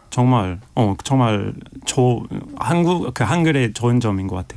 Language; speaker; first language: Korean; non-native, fluent; French